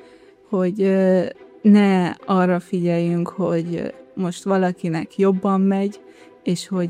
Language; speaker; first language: Hungarian; early bilingual, heritage; Hungarian